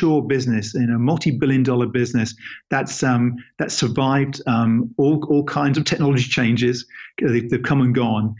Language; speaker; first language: English; native; English